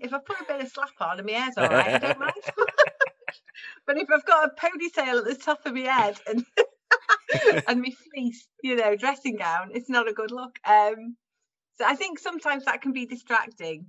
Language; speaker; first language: English; native; English